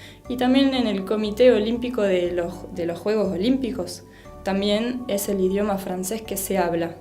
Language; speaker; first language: Spanish; non-native, fluent; French